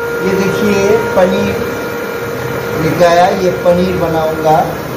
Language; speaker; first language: Hindi; non-native, local second language; Bangla